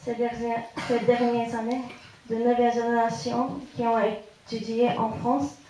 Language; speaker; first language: French; non-native, fluent; Japanese